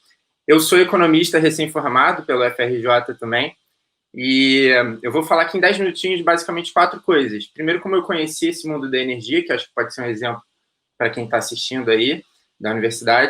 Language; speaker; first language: Portuguese; native; Portuguese